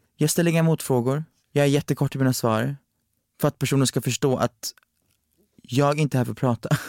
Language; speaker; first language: Swedish; native; Swedish